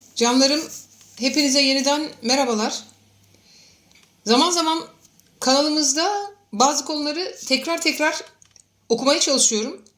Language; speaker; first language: Turkish; native; Turkish